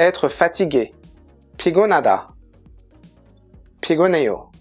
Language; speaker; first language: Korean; non-native, fluent; French